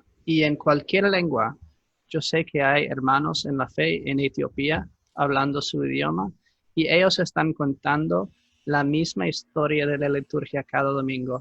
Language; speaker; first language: Spanish; non-native, fluent; English